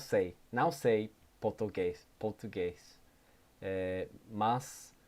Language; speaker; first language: Portuguese; non-native, learner; English